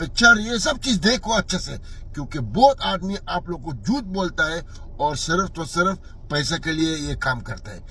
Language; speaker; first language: Hindi; non-native, fluent; Arabic